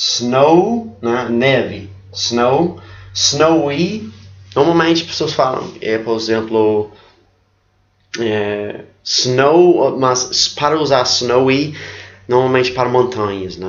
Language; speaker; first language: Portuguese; non-native, fluent; English